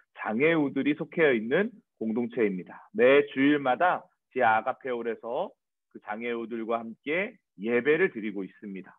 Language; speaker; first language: Korean; native; Korean